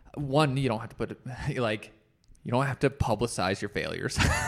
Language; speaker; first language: English; native; English